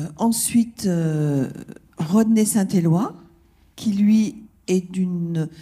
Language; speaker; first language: French; native; French